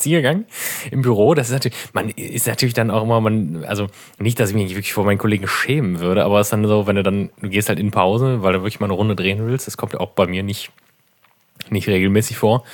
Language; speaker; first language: German; native; German